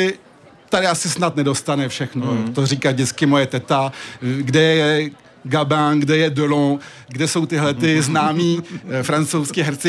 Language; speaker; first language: Czech; early bilingual, heritage; French